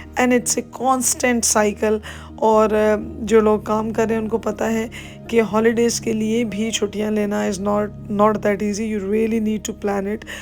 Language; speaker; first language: Urdu; native; Urdu